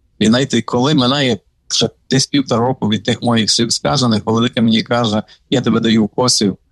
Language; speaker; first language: Ukrainian; native; Ukrainian